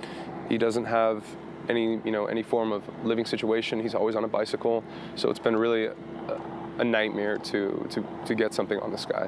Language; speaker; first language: English; native; English